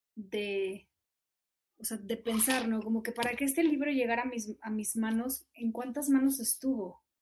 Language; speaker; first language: Spanish; native; Spanish